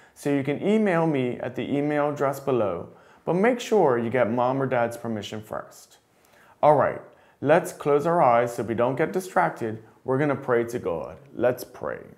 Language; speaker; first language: English; native; English